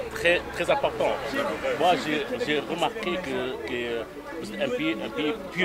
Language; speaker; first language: French; non-native, local second language; Arabic